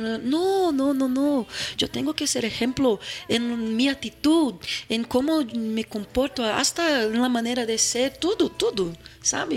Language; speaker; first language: Spanish; non-native, fluent; Portuguese